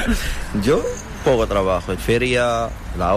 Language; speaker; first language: Spanish; non-native, learner; Arabic